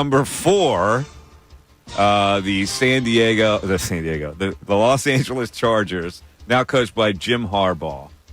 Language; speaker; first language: English; native; English